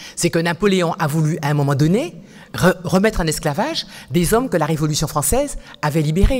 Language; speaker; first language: French; native; French